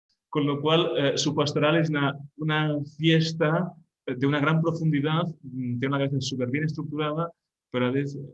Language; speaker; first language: Spanish; non-native, fluent; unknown